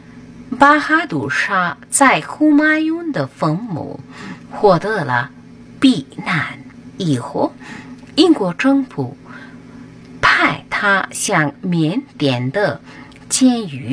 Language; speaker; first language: Chinese; non-native, fluent; Hindi